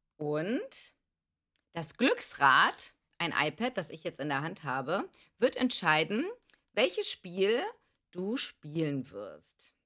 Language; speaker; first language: German; early bilingual, other home language; Greek